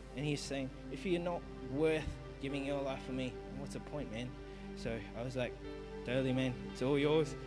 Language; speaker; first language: English; native; English